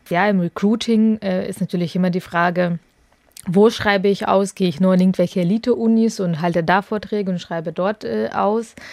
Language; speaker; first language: German; early bilingual, other home language; Russian